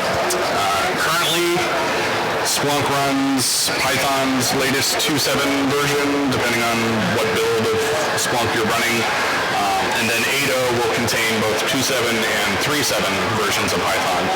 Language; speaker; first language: English; native; English